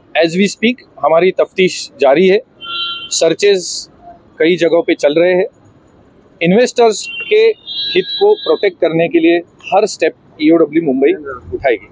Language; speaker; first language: Hindi; non-native, local second language; Marathi